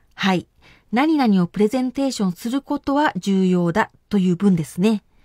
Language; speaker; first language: Japanese; native; Japanese